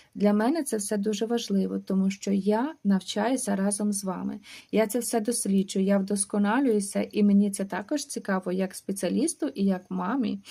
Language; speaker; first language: Ukrainian; native; Ukrainian